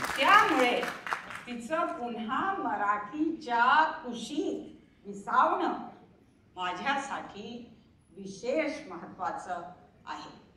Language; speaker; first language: Marathi; early bilingual, heritage; Marathi